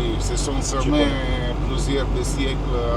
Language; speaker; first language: French; non-native, learner; Italian